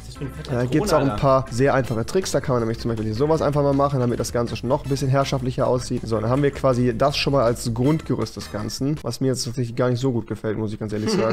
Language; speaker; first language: German; native; German